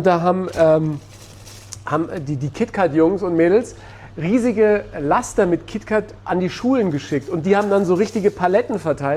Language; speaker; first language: German; native; German